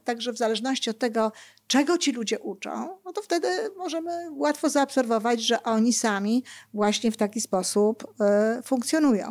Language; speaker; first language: Polish; native; Polish